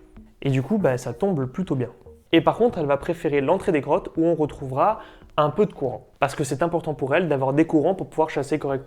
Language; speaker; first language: French; native; French